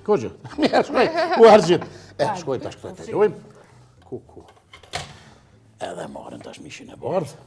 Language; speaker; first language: Albanian; native; Albanian